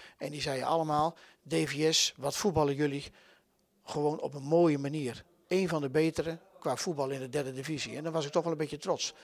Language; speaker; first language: Dutch; native; Dutch